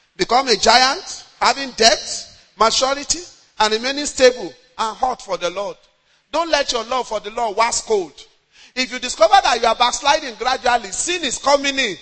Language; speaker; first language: English; non-native, local second language; Yoruba